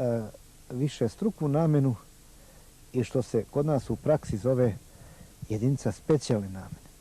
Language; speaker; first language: Bosnian; native; Bosnian